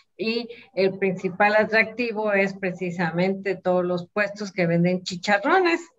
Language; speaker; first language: Spanish; native; Spanish